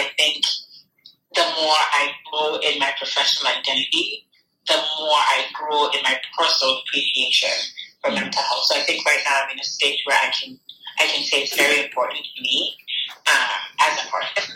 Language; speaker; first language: English; non-native, local second language; Akan